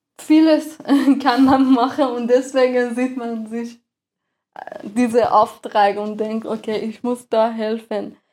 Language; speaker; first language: German; non-native, fluent; Persian